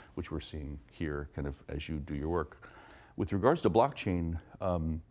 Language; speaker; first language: English; native; English